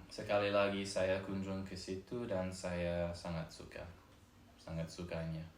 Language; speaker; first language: Indonesian; non-native, fluent; English